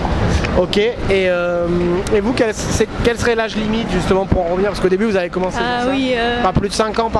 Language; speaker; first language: French; native; French